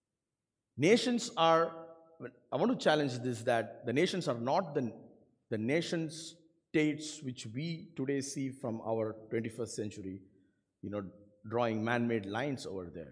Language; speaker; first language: English; non-native, local second language; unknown